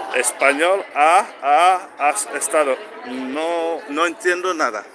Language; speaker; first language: Spanish; non-native, fluent; English